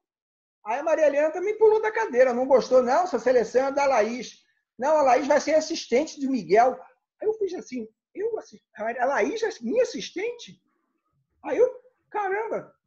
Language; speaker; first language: Portuguese; native; Portuguese